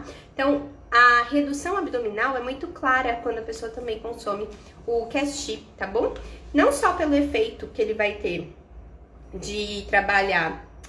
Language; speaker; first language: Portuguese; native; Portuguese